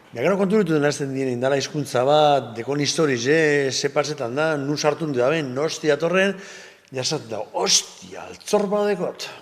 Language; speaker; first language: Basque; native; Basque